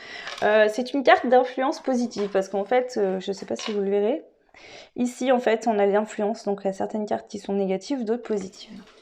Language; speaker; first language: French; native; French